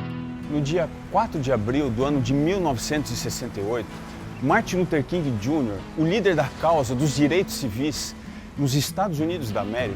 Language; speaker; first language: Portuguese; native; Portuguese